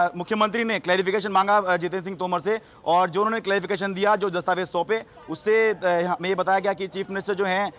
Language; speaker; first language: Hindi; native; Hindi